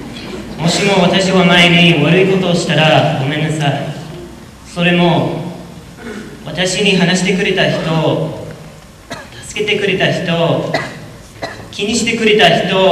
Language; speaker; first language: Japanese; non-native, learner; English